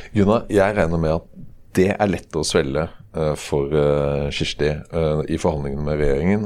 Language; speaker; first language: Norwegian; native; Norwegian